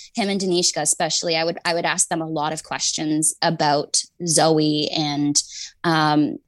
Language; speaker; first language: English; native; English